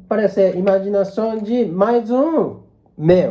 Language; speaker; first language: Portuguese; non-native, learner; Japanese